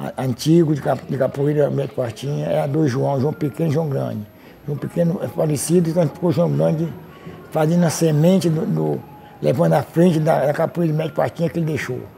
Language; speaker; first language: Portuguese; native; Portuguese